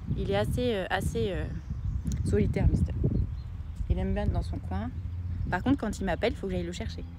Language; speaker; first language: French; native; French